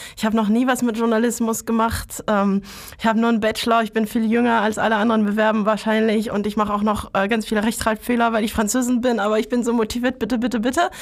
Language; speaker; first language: German; non-native, fluent; French